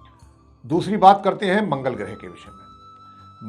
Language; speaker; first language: Hindi; native; Hindi